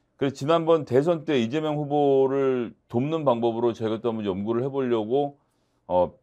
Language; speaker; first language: Korean; native; Korean